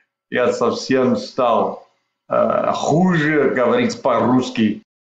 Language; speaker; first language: Russian; non-native, learner; English